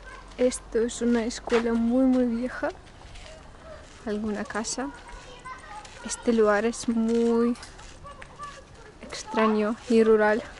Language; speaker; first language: Spanish; non-native, fluent; Russian